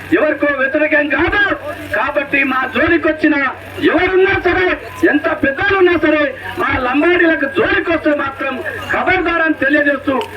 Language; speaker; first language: Telugu; non-native, local second language; Lambadi